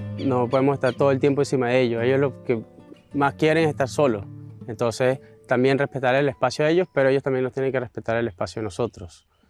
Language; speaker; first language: Spanish; native; Spanish